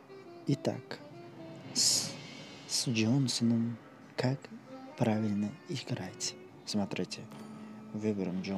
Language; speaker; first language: Russian; non-native, local second language; Uzbek